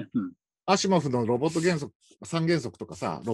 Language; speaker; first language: Japanese; native; Japanese